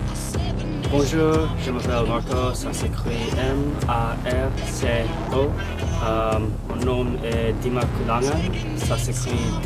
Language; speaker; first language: French; non-native, learner; English